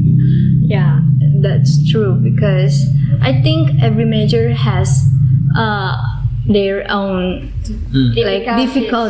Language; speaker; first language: English; non-native, learner; Indonesian